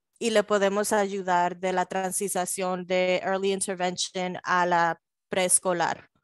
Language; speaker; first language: Spanish; early bilingual, heritage; Spanish